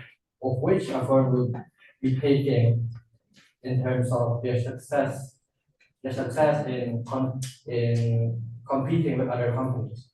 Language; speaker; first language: English; non-native, fluent; Indonesian